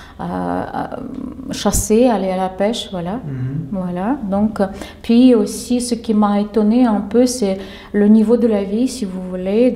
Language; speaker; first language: French; non-native, fluent; Ukrainian